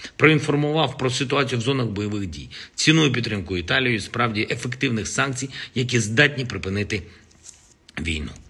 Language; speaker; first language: Ukrainian; non-native, local second language; Russian